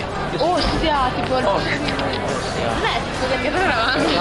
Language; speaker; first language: Italian; non-native, learner; Spanish